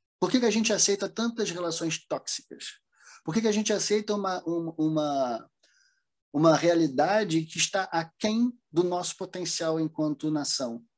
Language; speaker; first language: Portuguese; early bilingual, other home language; German